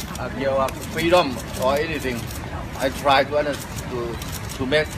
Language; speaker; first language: English; non-native, learner; Thai